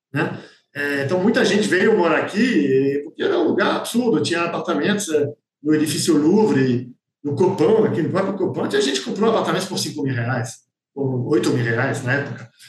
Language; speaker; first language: Portuguese; non-native, fluent; French